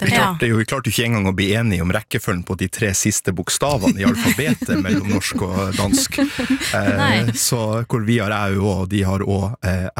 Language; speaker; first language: Norwegian; native; Norwegian